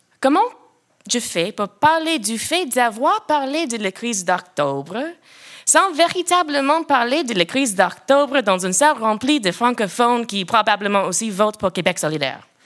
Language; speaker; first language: French; non-native, local second language; English